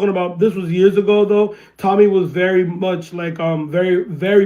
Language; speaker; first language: English; early bilingual, other home language; Spanish